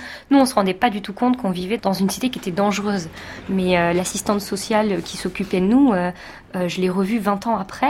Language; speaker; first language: French; early bilingual, other home language; Tamil